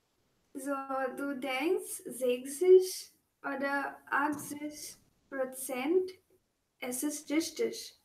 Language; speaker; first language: German; non-native, learner; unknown